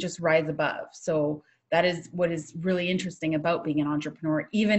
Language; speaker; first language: English; native; English